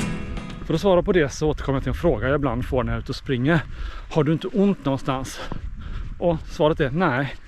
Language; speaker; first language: Swedish; native; Swedish